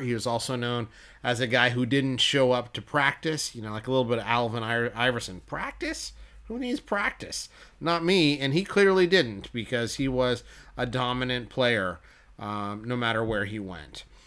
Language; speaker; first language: English; native; English